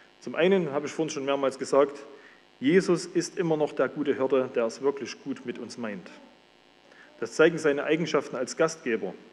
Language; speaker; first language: German; native; German